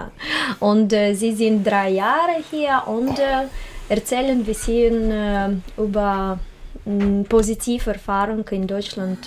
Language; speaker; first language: German; non-native, learner; Russian